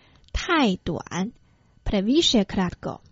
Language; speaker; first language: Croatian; non-native, fluent; Chinese